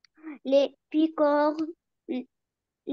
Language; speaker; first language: French; non-native, learner; Arabic